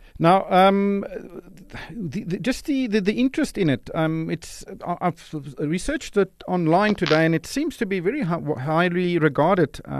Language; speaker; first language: English; non-native, local second language; Afrikaans